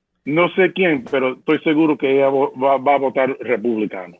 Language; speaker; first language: Spanish; early bilingual, heritage; Spanish